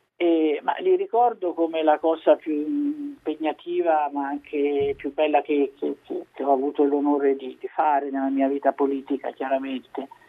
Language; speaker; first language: Italian; native; Italian